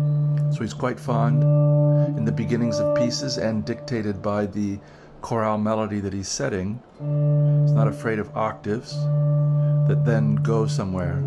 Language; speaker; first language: English; native; English